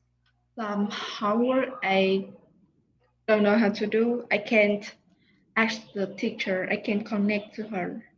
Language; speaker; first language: English; non-native, learner; Vietnamese